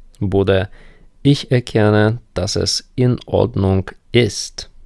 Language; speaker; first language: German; non-native, fluent; Ukrainian